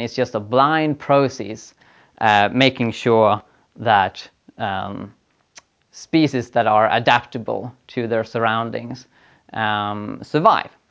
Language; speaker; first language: English; non-native, fluent; Swedish